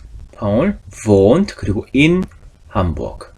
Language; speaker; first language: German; non-native, fluent; Korean